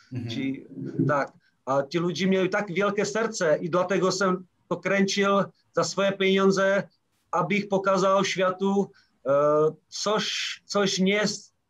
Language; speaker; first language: Polish; non-native, learner; Czech